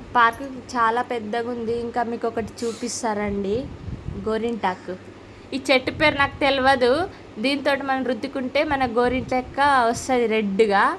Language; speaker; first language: Telugu; non-native, local second language; Lambadi